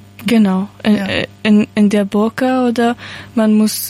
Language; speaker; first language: German; non-native, learner; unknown